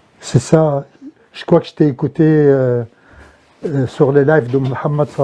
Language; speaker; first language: French; non-native, fluent; Arabic